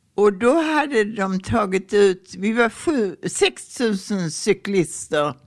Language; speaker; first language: Swedish; native; Swedish